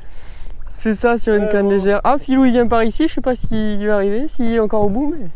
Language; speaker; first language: French; native; French